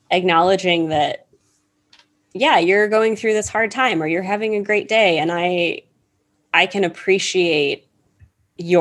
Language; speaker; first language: English; native; English